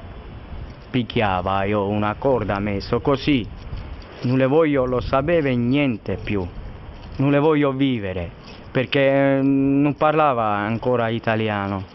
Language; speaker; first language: Italian; non-native, learner; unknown